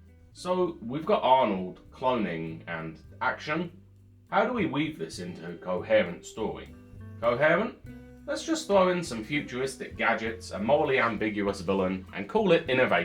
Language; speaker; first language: English; native; English